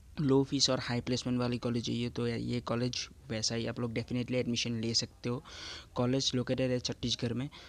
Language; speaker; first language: Hindi; non-native, local second language; Assamese